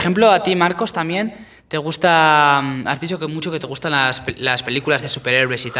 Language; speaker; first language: Spanish; native; Spanish